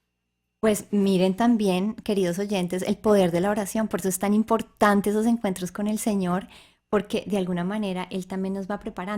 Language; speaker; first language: Spanish; native; Spanish